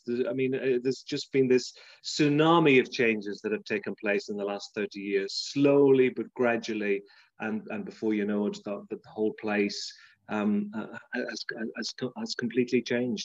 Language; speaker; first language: English; native; English